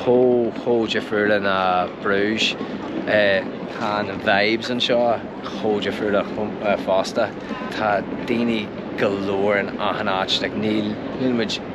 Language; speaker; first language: Irish; non-native, local second language; English